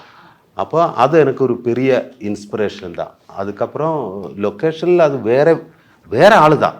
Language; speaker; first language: Tamil; non-native, learner; Malayalam